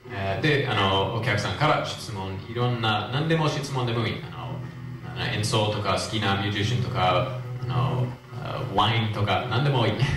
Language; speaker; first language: Japanese; non-native, fluent; English